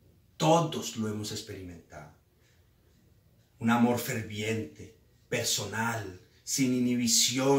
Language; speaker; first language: Spanish; native; Spanish